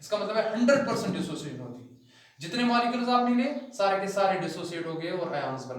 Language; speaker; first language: Hindi; non-native, local second language; Kashmiri